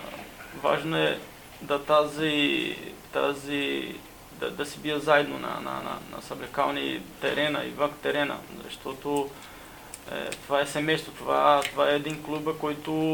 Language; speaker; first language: Bulgarian; non-native, learner; Portuguese